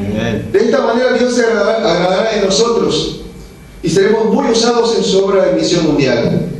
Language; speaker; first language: Spanish; non-native, fluent; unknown